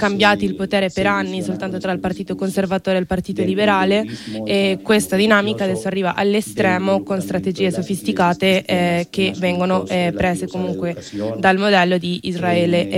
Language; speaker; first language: Italian; non-native, fluent; Spanish